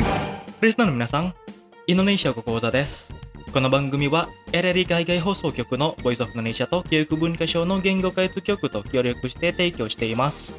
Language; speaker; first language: Japanese; non-native, fluent; Indonesian